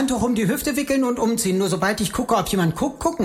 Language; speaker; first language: German; native; German